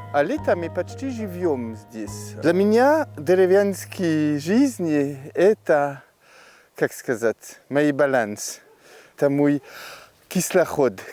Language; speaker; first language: Russian; non-native, learner; French